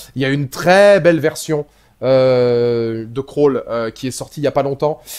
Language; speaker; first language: French; native; French